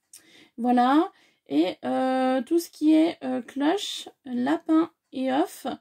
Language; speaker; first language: French; native; French